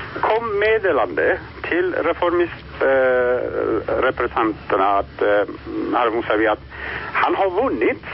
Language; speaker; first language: Swedish; non-native, fluent; Persian